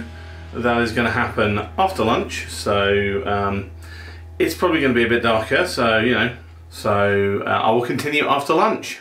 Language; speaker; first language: English; native; English